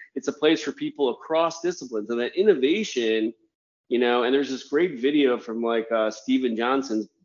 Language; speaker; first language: English; native; English